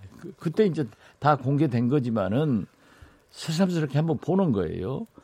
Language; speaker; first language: Korean; native; Korean